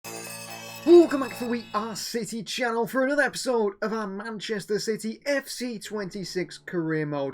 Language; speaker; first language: English; native; English